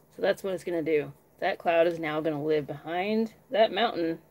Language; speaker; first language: English; native; English